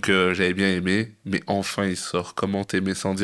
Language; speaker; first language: French; native; French